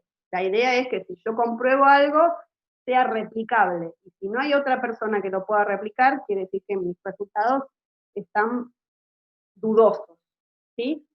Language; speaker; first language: Spanish; native; Spanish